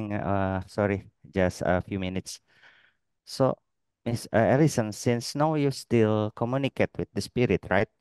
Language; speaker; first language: English; non-native, learner; Indonesian